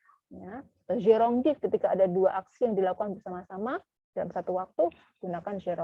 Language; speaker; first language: Indonesian; native; Indonesian